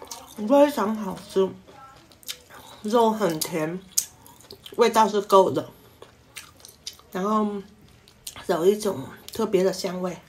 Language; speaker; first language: Chinese; non-native, fluent; Vietnamese